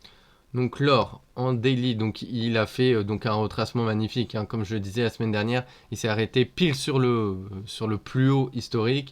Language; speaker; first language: French; native; French